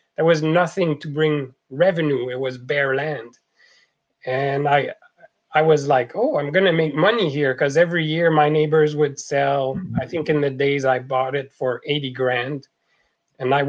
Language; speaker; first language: English; non-native, fluent; French